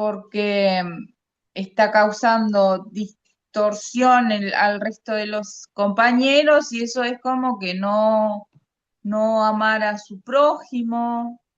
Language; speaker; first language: Spanish; native; Spanish